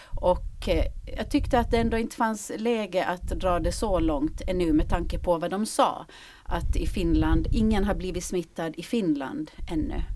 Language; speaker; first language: Swedish; native; Swedish